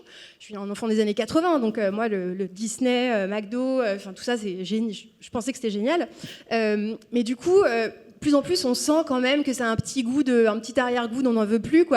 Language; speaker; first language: French; native; French